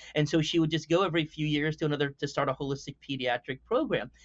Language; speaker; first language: English; native; English